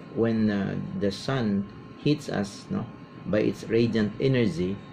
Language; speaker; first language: English; non-native, local second language; Filipino